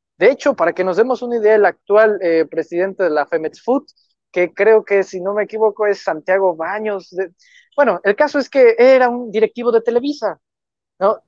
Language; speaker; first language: Spanish; native; Spanish